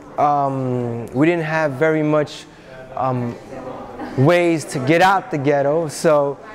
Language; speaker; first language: English; native; English